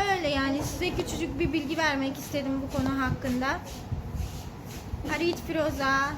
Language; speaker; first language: Turkish; native; Turkish